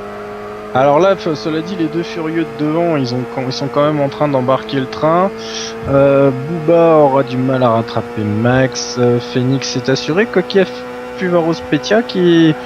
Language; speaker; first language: French; native; French